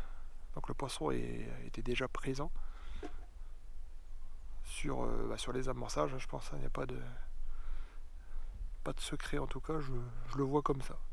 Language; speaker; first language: French; native; French